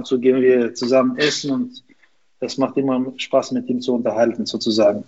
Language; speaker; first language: German; non-native, fluent; Albanian